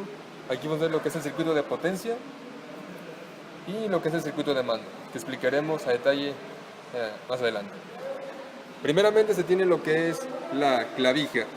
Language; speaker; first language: Spanish; native; Spanish